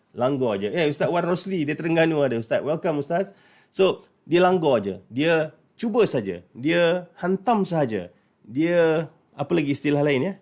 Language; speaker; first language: Malay; native; Malay